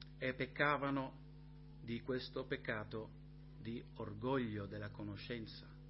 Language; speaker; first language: Italian; non-native, fluent; English